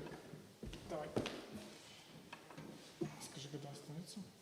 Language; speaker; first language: Russian; native; Russian